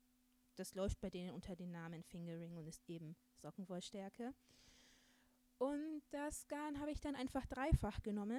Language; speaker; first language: German; native; German